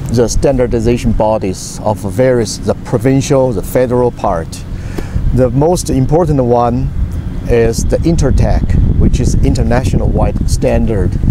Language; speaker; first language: English; non-native, fluent; Chinese